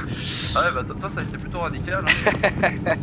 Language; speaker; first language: French; native; French